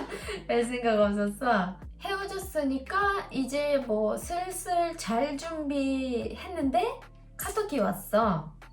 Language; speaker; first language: Korean; non-native, learner; Russian